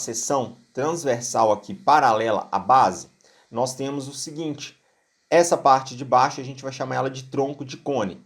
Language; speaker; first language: Portuguese; native; Portuguese